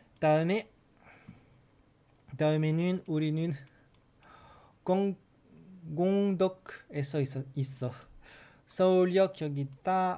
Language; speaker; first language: Korean; non-native, learner; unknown